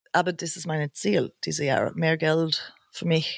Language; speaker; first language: German; non-native, learner; English